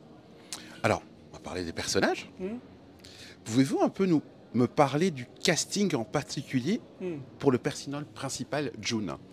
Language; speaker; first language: French; native; French